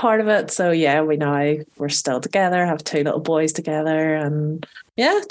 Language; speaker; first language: English; native; English